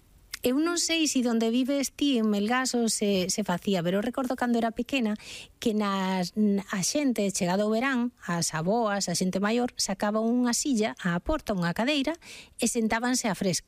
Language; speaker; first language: Galician; native; Galician